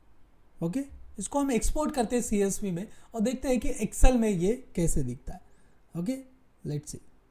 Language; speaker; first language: Hindi; native; Hindi